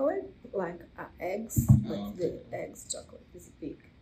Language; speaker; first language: English; non-native, learner; Portuguese